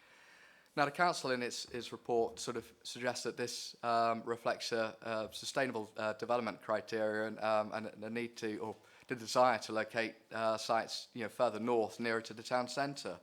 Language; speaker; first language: English; native; English